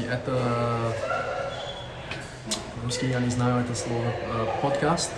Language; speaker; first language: Russian; non-native, learner; English